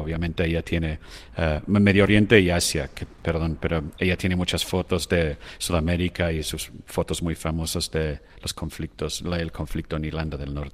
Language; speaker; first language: Spanish; non-native, fluent; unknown